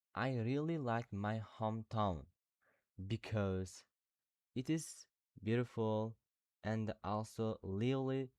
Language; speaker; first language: English; non-native, learner; Uzbek